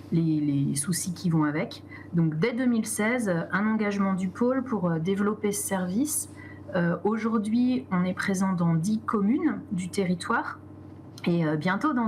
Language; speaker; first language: French; native; French